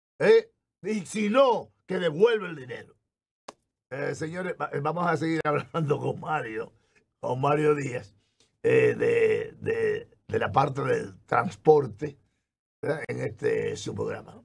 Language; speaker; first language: Spanish; native; Spanish